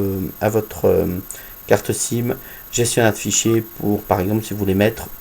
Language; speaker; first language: French; native; French